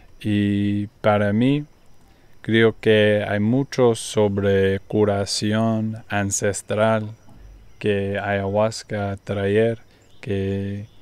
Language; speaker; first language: Spanish; non-native, learner; English